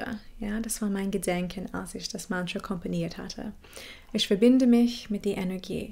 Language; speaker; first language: German; non-native, fluent; English